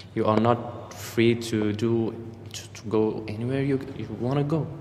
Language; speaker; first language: English; non-native, fluent; Arabic